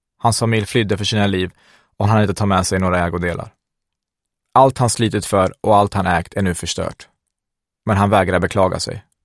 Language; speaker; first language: Swedish; early bilingual, other home language; Kurdish